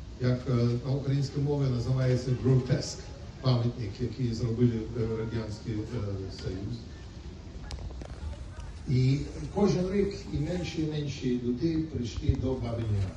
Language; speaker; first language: Ukrainian; non-native, learner; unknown